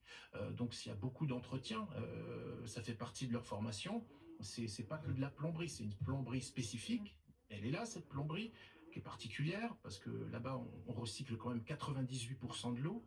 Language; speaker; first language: French; native; French